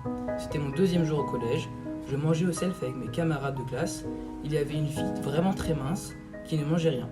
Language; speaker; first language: French; early bilingual, other home language; Portuguese